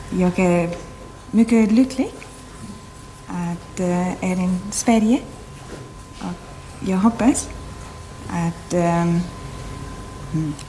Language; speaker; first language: Swedish; non-native, learner; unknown